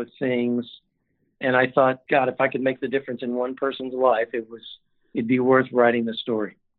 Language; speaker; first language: English; native; English